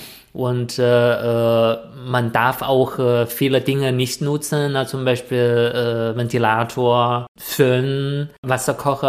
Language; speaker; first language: German; non-native, fluent; Chinese